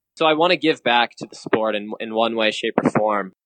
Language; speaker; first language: English; native; English